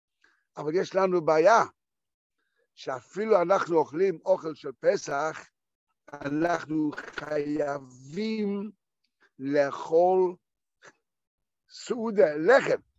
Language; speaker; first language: Hebrew; non-native, fluent; Yiddish